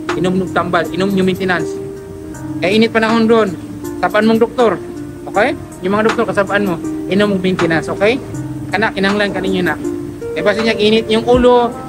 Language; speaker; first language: Cebuano; native; Cebuano